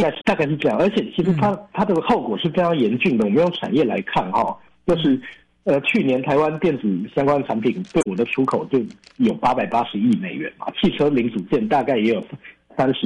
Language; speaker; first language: Chinese; native; Chinese